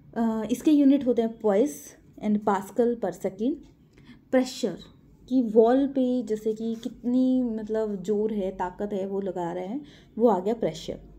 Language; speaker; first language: Hindi; native; Hindi